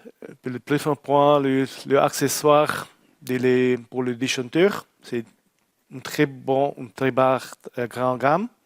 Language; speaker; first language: French; non-native, learner; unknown